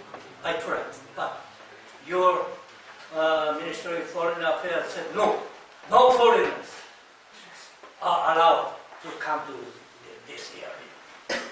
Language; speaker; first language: English; non-native, fluent; Japanese